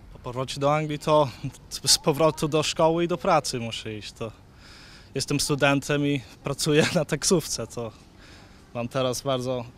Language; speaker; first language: Polish; early bilingual, heritage; Polish